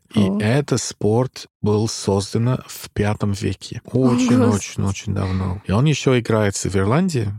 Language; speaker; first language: Russian; non-native, fluent; English